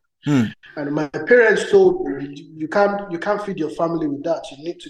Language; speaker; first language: English; non-native, local second language; Yoruba